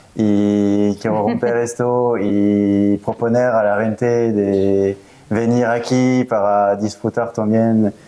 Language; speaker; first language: Spanish; non-native, fluent; French